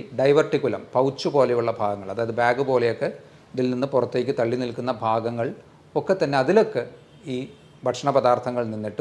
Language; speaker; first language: Malayalam; native; Malayalam